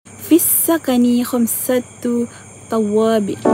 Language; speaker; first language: Arabic; non-native, learner; Malay